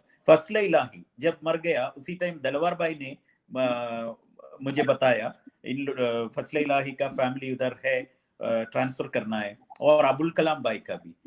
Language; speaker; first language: Hindi; non-native, fluent; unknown